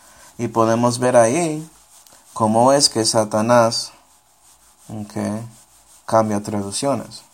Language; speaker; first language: Spanish; non-native, fluent; English